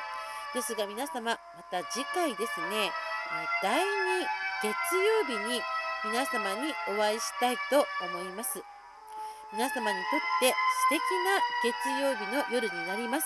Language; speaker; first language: Japanese; native; Japanese